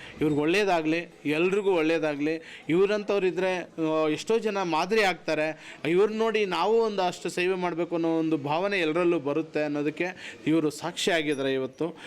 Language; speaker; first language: Kannada; native; Kannada